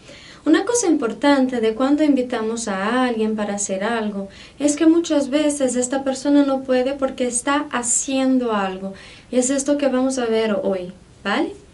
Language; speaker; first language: Spanish; non-native, fluent; Portuguese